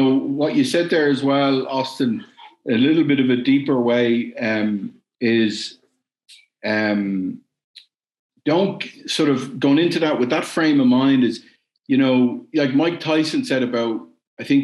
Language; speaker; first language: English; native; English